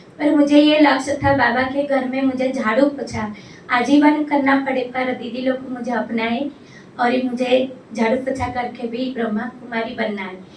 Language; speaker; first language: Hindi; non-native, local second language; Odia